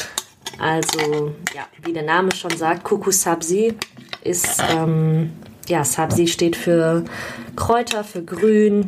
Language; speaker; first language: German; native; German